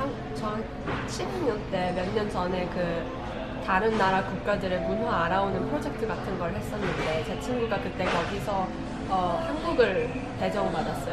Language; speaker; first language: Korean; early bilingual, heritage; Korean